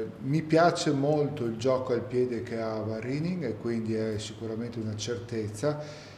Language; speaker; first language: Italian; native; Italian